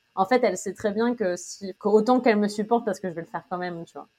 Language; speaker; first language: French; native; French